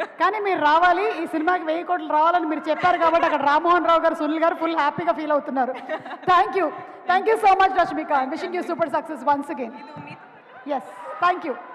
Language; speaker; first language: Telugu; native; Telugu